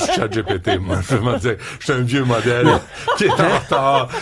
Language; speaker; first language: French; native; French